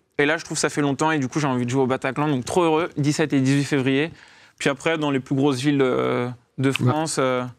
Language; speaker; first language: French; native; French